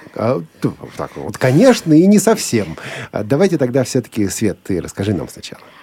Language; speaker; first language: Russian; native; Russian